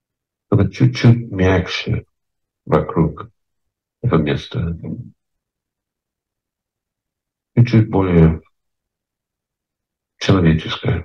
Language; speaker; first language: Russian; non-native, fluent; English